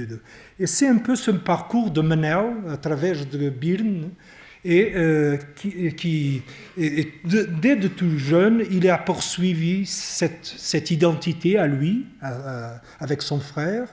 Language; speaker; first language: French; non-native, fluent; Portuguese